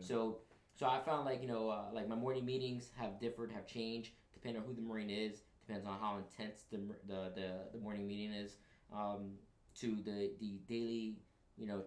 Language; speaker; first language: English; native; English